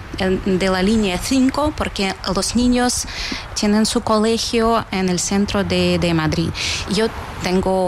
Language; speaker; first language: Spanish; non-native, fluent; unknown